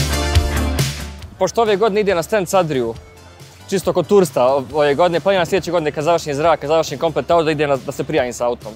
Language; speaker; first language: Bosnian; native; Bosnian